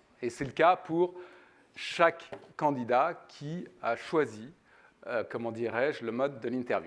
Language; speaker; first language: French; native; French